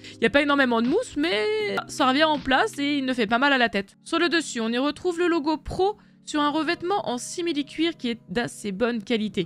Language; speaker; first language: French; native; French